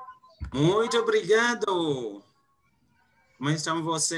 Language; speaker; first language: Portuguese; non-native, fluent; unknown